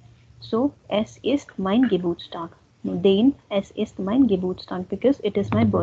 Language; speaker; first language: German; non-native, fluent; Hindi